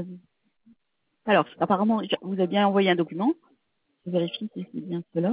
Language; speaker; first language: French; native; French